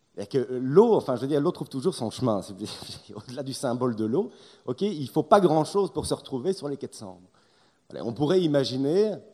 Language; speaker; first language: French; native; French